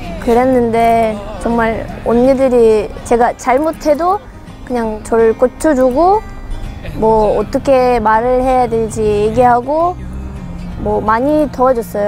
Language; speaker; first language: Korean; non-native, fluent; Russian